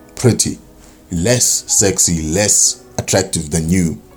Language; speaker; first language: English; non-native, local second language; Zulu